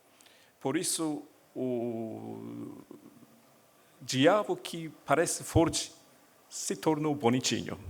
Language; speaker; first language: Portuguese; non-native, learner; Japanese